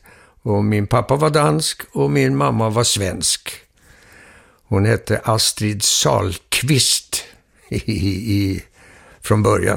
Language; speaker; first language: Swedish; early bilingual, heritage; Danish